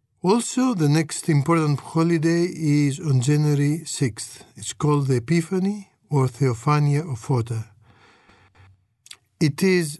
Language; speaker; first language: English; non-native, fluent; Greek